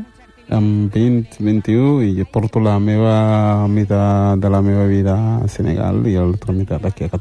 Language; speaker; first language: Catalan; early bilingual, other home language; Wolof